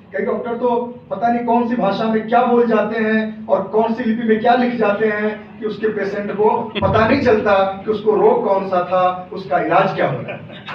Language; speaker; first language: Hindi; non-native, local second language; Awadhi